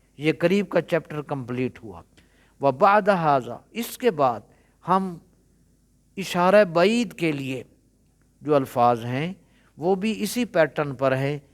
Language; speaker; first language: Urdu; non-native, local second language; Punjabi